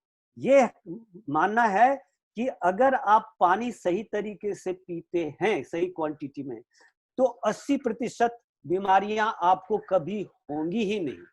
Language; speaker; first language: Hindi; native; Hindi